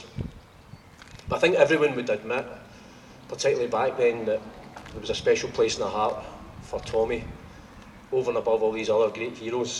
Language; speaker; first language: English; native; English